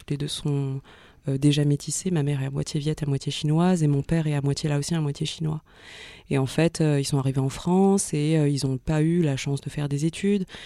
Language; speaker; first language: French; native; French